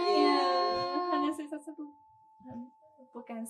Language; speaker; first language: Indonesian; non-native, learner; Chinese